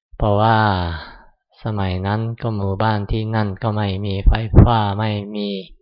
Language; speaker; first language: Thai; non-native, fluent; Japanese